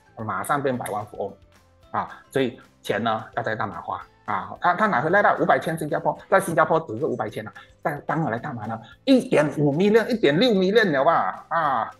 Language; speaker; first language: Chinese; native; Chinese